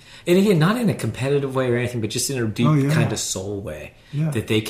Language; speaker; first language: English; native; English